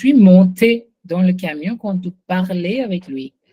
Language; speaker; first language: French; non-native, fluent; Hindi